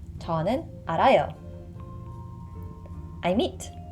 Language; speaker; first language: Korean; non-native, fluent; English